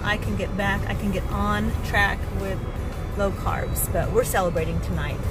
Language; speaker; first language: English; native; English